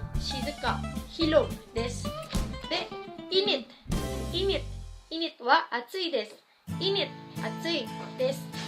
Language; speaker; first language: Japanese; non-native, fluent; Filipino